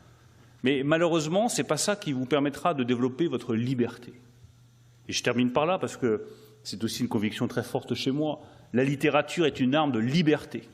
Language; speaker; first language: French; native; French